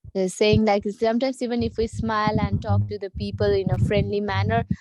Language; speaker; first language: English; non-native, local second language; Nepali